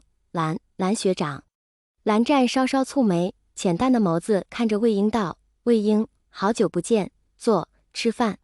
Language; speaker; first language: Chinese; native; Chinese